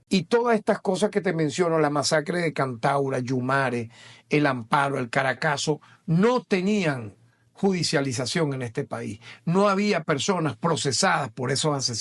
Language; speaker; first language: Spanish; native; Spanish